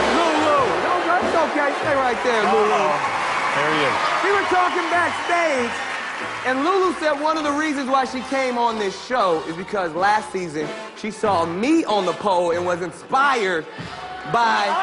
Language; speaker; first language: English; native; English